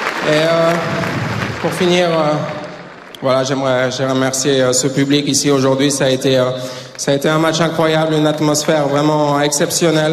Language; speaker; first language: French; native; French